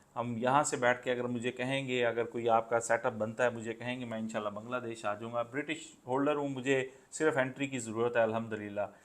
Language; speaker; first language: Urdu; non-native, local second language; Punjabi